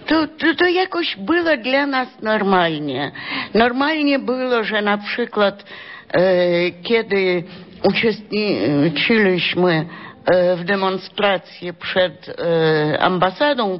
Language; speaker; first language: Polish; non-native, fluent; Russian